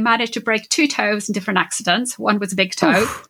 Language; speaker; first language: English; native; English